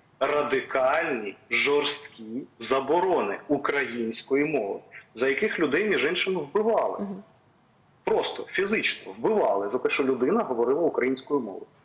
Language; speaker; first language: Ukrainian; non-native, local second language; Russian